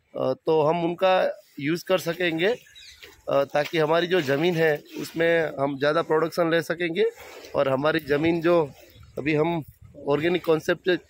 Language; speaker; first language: Hindi; non-native, local second language; Gujarati